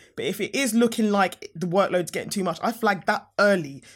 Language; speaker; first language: English; native; English